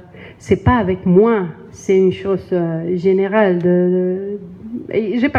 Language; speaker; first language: French; non-native, learner; Spanish